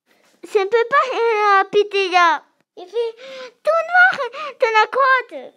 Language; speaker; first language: French; non-native, learner; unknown